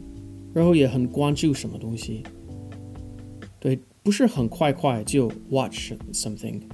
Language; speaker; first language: Chinese; non-native, fluent; English